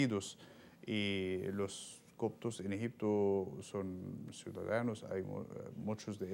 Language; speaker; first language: Spanish; non-native, fluent; Arabic